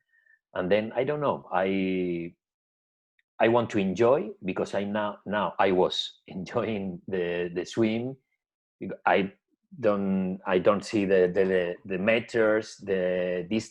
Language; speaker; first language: English; non-native, learner; Spanish